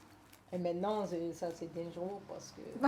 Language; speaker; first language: French; non-native, learner; English